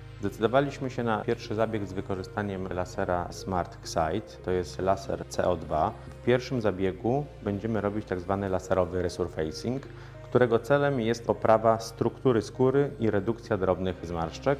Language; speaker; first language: Polish; native; Polish